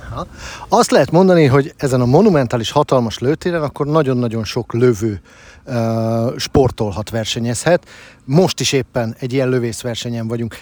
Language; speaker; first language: Hungarian; native; Hungarian